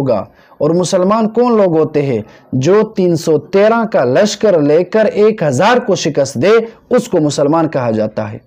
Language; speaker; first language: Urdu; non-native, local second language; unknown